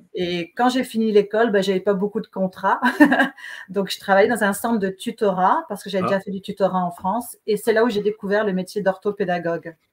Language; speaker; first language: French; native; French